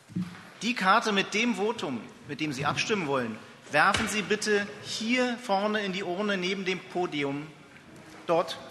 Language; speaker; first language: German; native; German